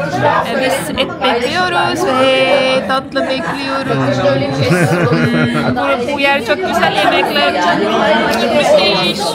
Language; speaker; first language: Turkish; non-native, learner; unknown